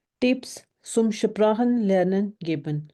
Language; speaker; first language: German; non-native, learner; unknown